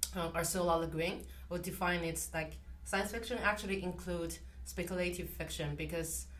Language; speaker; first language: English; non-native, fluent; Chinese